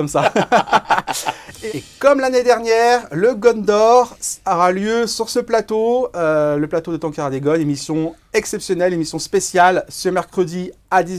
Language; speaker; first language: French; native; French